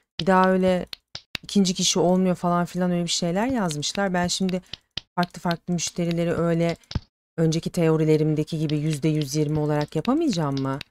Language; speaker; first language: Turkish; native; Turkish